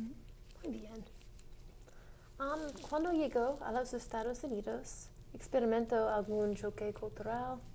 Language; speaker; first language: Spanish; non-native, learner; English